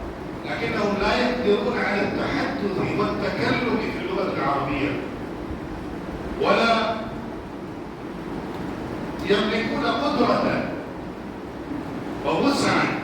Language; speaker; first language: Arabic; non-native, fluent; Urdu